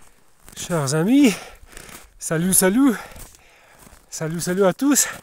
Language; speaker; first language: French; non-native, learner; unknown